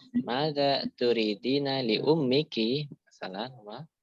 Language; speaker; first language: Arabic; non-native, fluent; Indonesian